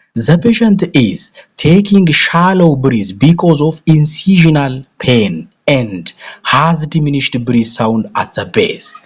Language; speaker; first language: English; non-native, local second language; Amharic